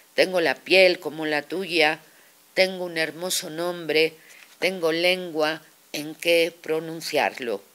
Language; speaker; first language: Spanish; native; Spanish